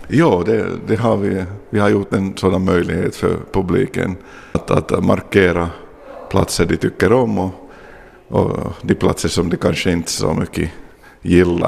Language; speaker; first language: Swedish; non-native, local second language; Finnish